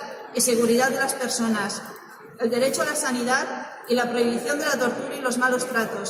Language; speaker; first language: Spanish; native; Spanish